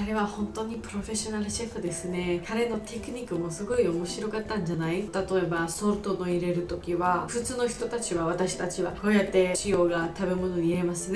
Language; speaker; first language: Japanese; non-native, learner; Georgian